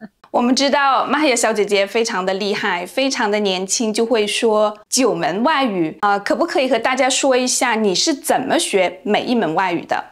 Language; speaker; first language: Chinese; native; Chinese